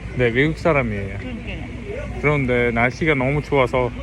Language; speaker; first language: Korean; non-native, learner; Uzbek